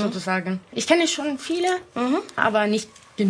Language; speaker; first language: German; non-native, fluent; Italian